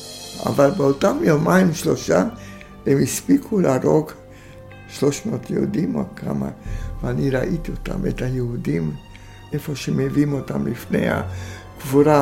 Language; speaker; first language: Hebrew; non-native, fluent; Romanian